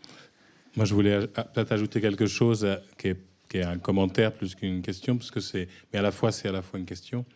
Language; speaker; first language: French; native; French